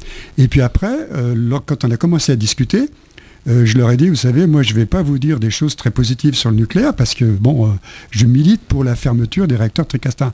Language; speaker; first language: French; native; French